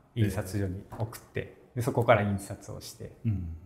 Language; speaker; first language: Japanese; native; Japanese